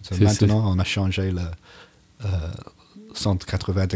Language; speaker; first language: French; non-native, learner; English